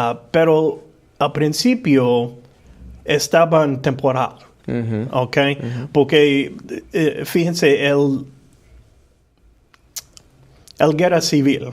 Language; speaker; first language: Spanish; non-native, fluent; English